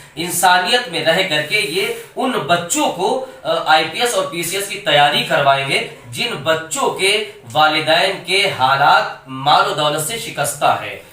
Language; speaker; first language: Urdu; native; Urdu